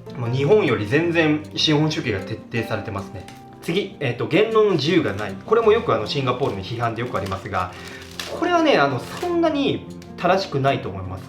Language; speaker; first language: Japanese; native; Japanese